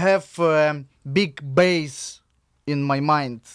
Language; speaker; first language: English; non-native, learner; Russian